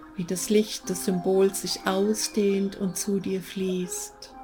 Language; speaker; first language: German; native; German